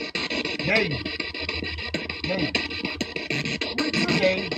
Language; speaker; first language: English; non-native, local second language; French